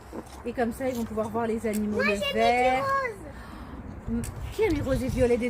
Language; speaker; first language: French; native; French